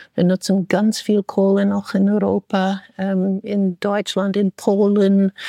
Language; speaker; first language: German; non-native, fluent; English